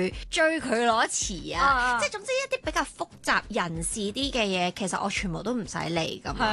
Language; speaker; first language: Cantonese; native; Cantonese